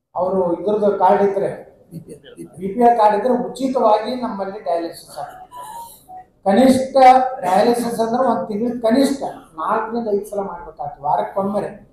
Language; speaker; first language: Kannada; native; Kannada